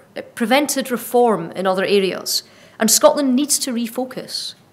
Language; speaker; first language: English; native; English